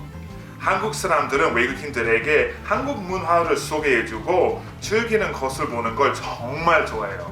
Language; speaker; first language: Korean; non-native, fluent; English